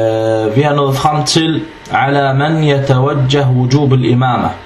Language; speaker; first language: Danish; non-native, fluent; Arabic